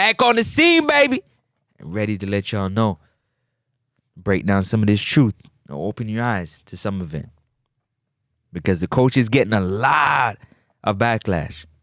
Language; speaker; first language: English; native; English